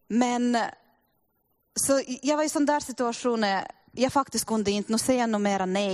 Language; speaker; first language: Swedish; non-native, fluent; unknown